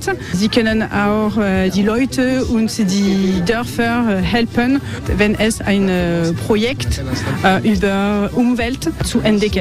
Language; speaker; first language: German; non-native, learner; French